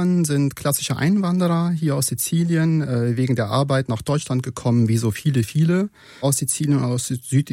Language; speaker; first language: German; non-native, local second language; Sicilian